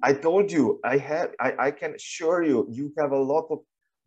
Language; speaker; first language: English; non-native, fluent; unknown